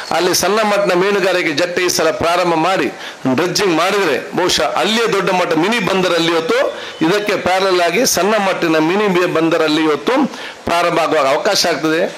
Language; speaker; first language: Kannada; non-native, local second language; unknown